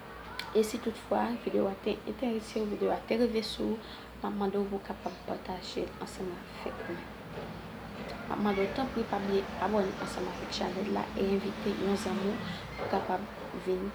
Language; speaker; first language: French; non-native, local second language; Haitian Creole